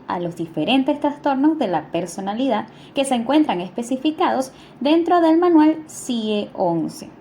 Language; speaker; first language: Spanish; native; Spanish